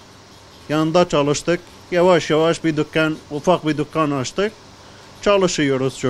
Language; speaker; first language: Turkish; non-native, learner; Arabic